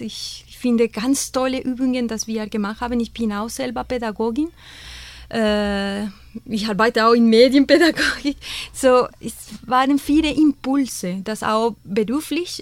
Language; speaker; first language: German; non-native, fluent; Spanish